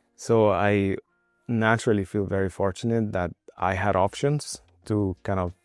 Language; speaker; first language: English; non-native, fluent; Spanish